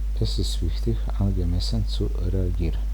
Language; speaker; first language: German; non-native, fluent; Croatian